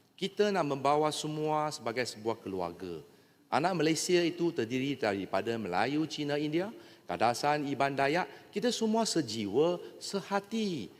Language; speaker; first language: Malay; native; Malay